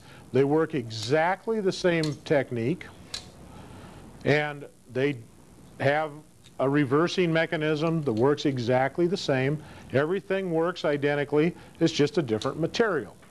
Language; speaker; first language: English; native; English